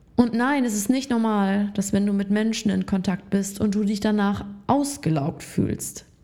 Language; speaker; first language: German; native; German